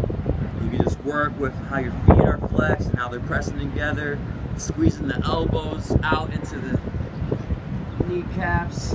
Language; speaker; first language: English; native; English